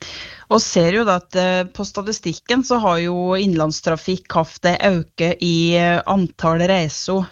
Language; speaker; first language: Norwegian; native; Norwegian